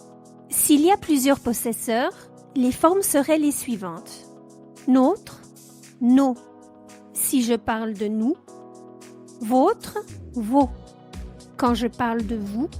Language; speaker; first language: French; non-native, fluent; Spanish